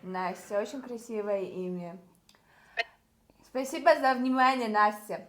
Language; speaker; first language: Russian; non-native, learner; Tajik